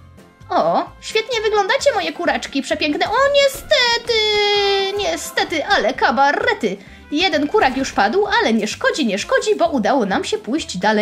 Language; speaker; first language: Polish; native; Polish